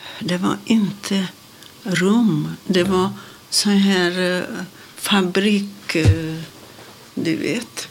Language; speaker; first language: Swedish; non-native, fluent; Hungarian